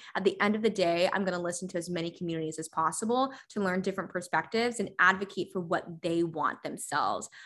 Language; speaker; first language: English; native; English